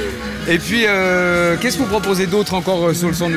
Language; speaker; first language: French; native; French